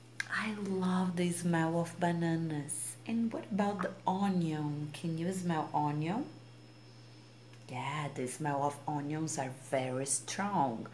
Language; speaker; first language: English; non-native, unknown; Portuguese